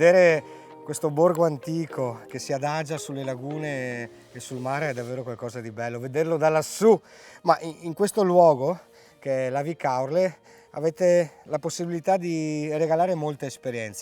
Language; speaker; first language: Italian; native; Italian